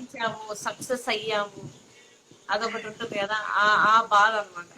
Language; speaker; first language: Telugu; native; Telugu